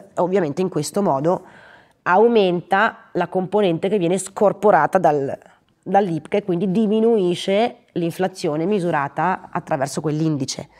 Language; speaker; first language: Italian; native; Italian